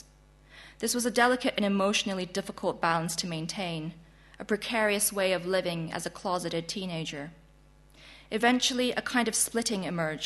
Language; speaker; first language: English; non-native, local second language; Chinese